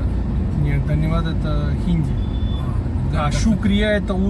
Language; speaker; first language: Russian; non-native, fluent; Hindi